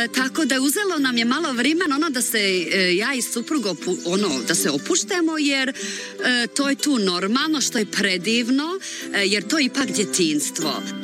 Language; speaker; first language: Croatian; early bilingual, heritage; Croatian